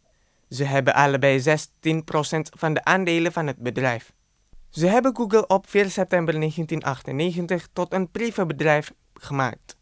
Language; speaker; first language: Dutch; non-native, fluent; Indonesian